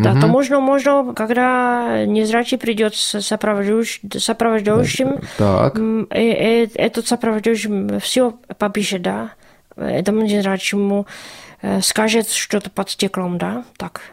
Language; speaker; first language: Russian; non-native, learner; Czech